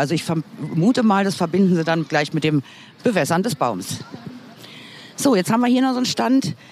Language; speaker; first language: German; native; German